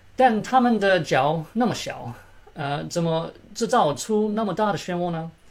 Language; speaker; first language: Chinese; early bilingual, heritage; Chinese